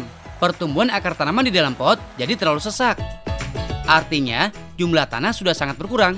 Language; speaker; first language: Indonesian; native; Indonesian